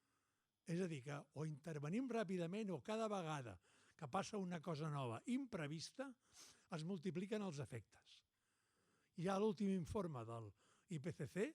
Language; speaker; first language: Catalan; native; Catalan